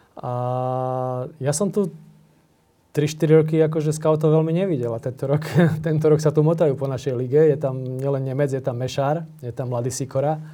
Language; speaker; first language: Slovak; native; Slovak